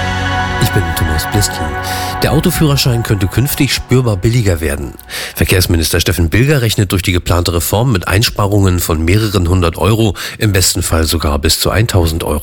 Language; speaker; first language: German; native; German